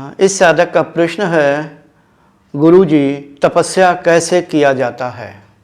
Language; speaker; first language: Hindi; native; Hindi